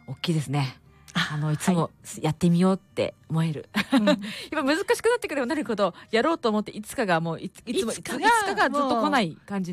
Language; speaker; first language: Japanese; native; Japanese